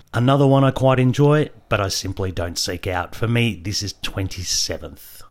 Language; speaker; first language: English; native; English